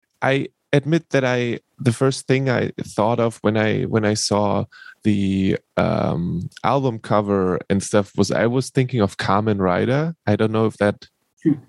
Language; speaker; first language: English; non-native, fluent; German